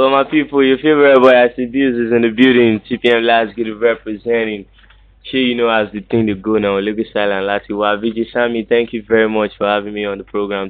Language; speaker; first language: English; non-native, local second language; Yoruba